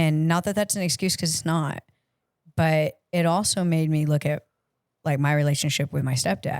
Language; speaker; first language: English; native; English